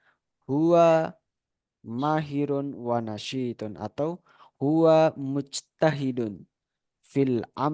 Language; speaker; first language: Arabic; non-native, fluent; Indonesian